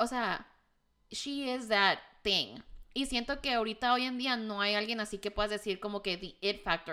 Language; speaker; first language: Spanish; native; Spanish